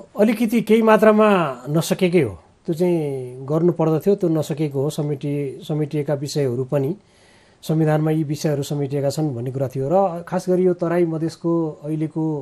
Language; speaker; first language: Nepali; native; Nepali